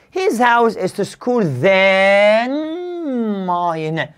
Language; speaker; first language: English; non-native, fluent; Arabic